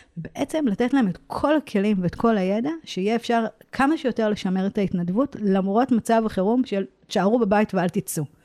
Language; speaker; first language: Hebrew; native; Hebrew